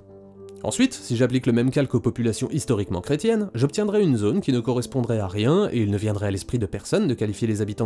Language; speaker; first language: French; native; French